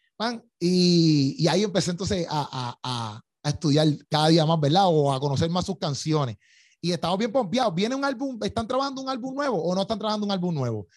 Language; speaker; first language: Spanish; native; Spanish